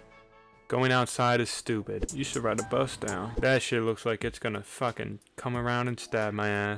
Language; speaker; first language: English; native; English